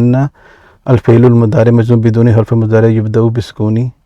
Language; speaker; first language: Arabic; non-native, fluent; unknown